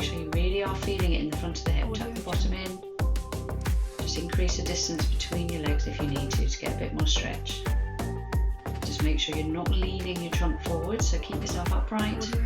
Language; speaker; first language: English; native; English